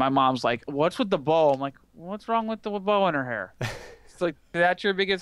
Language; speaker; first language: English; native; English